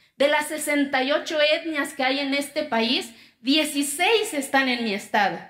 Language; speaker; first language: Spanish; non-native, local second language; Zapotec